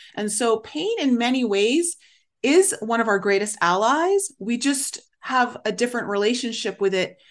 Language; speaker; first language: English; native; English